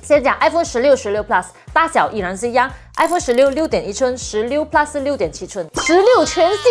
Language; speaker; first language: Chinese; non-native, local second language; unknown